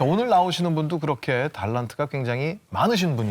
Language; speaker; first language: Korean; native; Korean